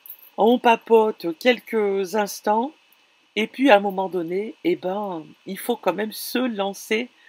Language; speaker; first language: French; native; French